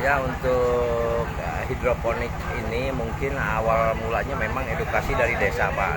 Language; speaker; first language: Indonesian; native; Indonesian